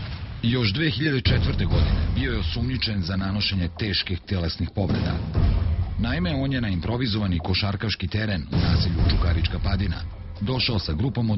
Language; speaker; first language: Serbian; native; Serbian